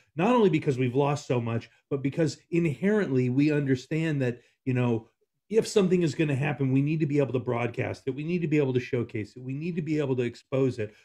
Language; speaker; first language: English; native; English